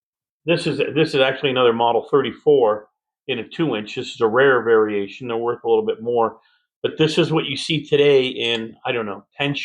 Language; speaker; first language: English; native; English